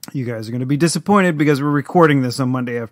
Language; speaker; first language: English; native; English